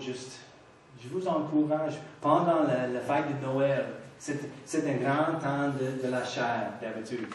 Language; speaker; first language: French; non-native, fluent; English